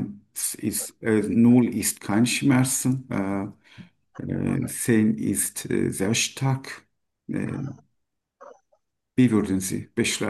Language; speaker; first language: German; non-native, fluent; Turkish